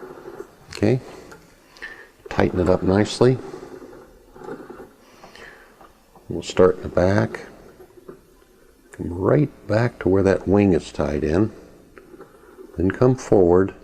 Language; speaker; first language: English; native; English